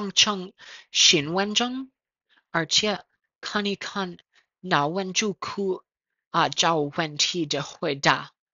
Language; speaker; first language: Chinese; non-native, learner; English